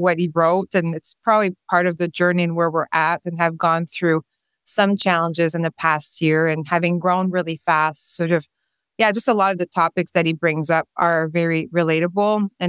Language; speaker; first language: English; non-native, fluent; French